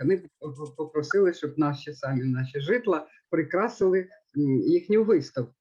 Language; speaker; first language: Ukrainian; native; Ukrainian